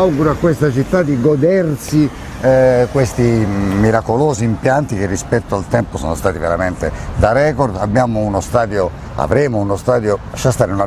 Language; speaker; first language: Italian; native; Italian